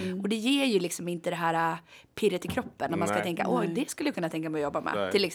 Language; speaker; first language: Swedish; native; Swedish